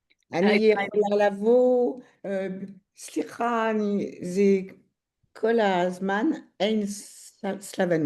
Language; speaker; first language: Hebrew; non-native, learner; French